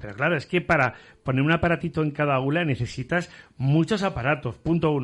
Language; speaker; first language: Spanish; native; Spanish